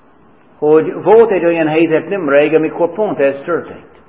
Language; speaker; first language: Hungarian; non-native, fluent; English